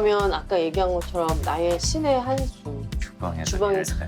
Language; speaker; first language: Korean; native; Korean